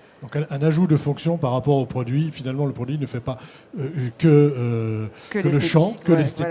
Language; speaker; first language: French; native; French